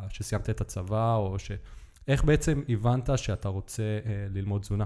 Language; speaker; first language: Hebrew; native; Hebrew